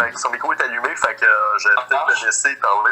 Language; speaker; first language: French; native; French